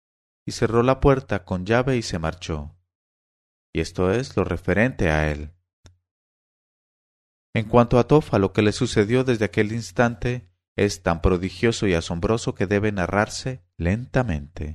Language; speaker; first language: Spanish; native; Spanish